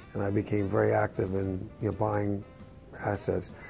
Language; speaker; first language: English; native; English